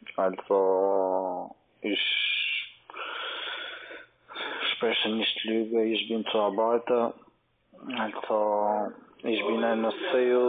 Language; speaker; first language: German; non-native, learner; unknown